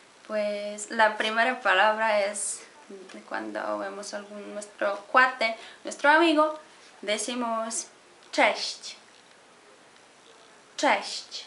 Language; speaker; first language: Spanish; non-native, fluent; Polish